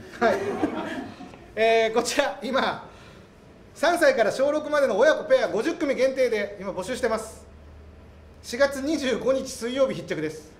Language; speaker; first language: Japanese; native; Japanese